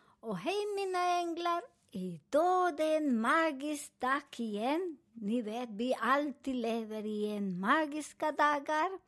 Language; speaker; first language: Swedish; non-native, learner; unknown